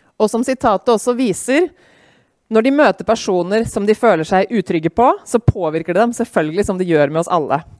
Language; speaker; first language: Norwegian; native; Norwegian